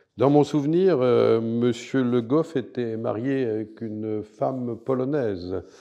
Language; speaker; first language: French; native; French